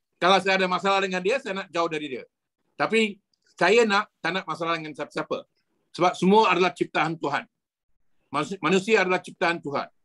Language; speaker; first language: Malay; non-native, local second language; Tamil